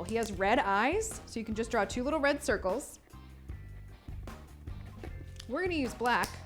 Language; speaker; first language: English; native; English